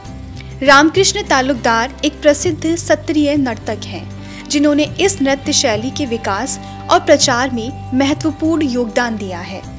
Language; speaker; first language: Hindi; native; Hindi